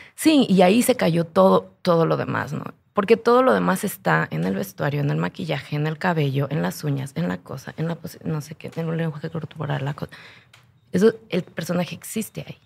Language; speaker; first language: Spanish; native; Spanish